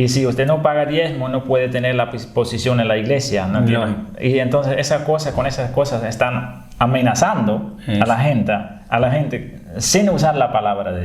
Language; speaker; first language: Spanish; non-native, fluent; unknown